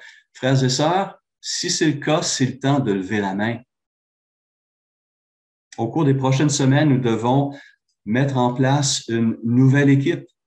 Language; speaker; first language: French; native; French